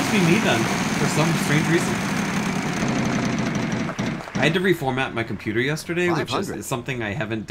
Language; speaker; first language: English; native; English